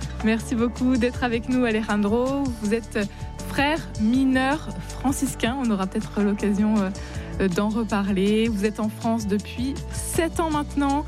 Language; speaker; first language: French; native; French